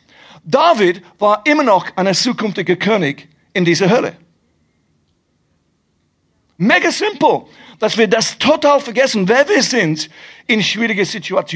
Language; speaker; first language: German; non-native, fluent; English